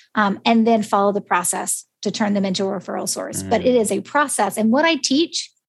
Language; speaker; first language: English; native; English